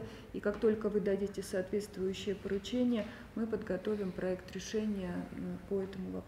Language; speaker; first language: Russian; native; Russian